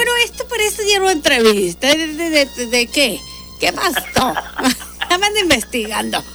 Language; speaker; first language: Spanish; native; Spanish